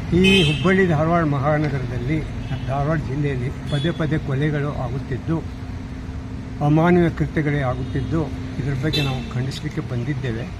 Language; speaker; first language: Kannada; non-native, local second language; Urdu